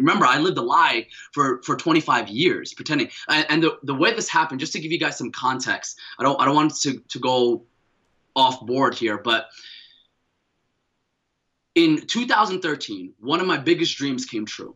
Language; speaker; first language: English; native; English